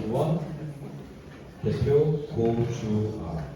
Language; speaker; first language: Korean; native; Korean